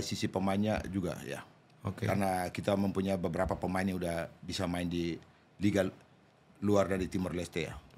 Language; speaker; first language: Indonesian; non-native, local second language; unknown